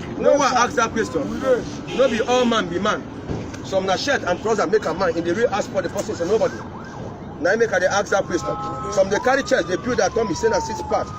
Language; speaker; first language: Nigerian Pidgin; non-native, local second language; Yoruba